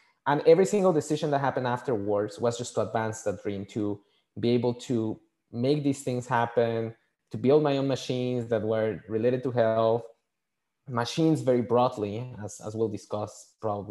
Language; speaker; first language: English; non-native, fluent; Spanish